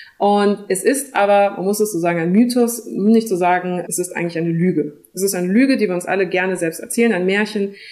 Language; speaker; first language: German; early bilingual, other home language; French